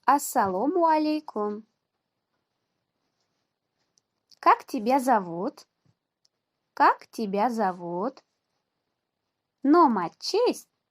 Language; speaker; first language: Russian; non-native, fluent; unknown